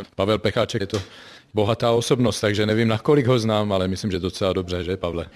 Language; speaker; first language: Czech; native; Czech